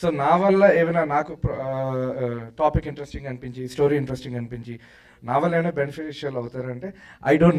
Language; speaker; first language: Telugu; native; Telugu